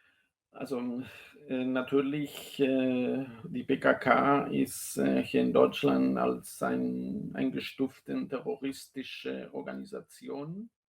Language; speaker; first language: German; non-native, fluent; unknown